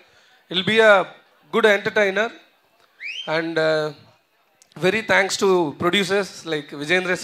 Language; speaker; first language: Telugu; non-native, fluent; Tamil